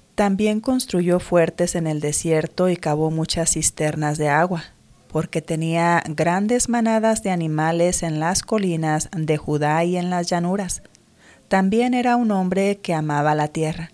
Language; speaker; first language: Spanish; native; Spanish